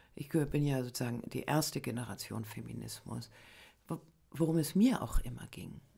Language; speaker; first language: German; native; German